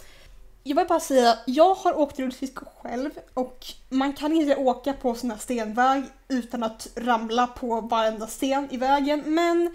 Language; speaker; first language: Swedish; native; Swedish